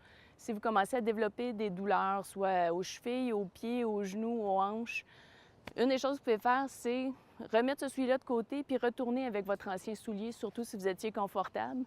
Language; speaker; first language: French; native; French